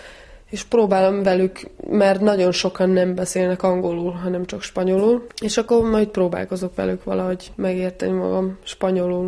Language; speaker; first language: Hungarian; early bilingual, heritage; Hungarian